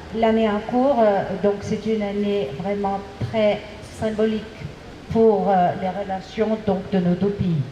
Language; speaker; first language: French; non-native, fluent; Armenian